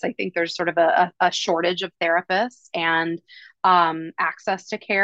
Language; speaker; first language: English; native; English